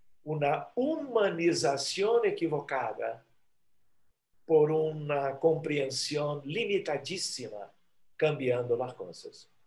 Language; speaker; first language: Spanish; non-native, fluent; Portuguese